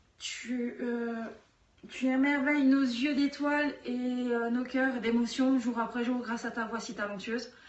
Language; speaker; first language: French; native; French